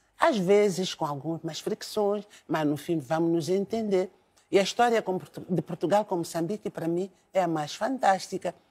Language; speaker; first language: Portuguese; non-native, local second language; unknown